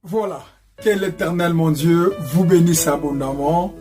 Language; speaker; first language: French; non-native, local second language; Lingala